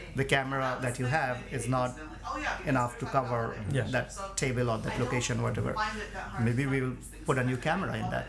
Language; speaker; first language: English; non-native, local second language; Bangla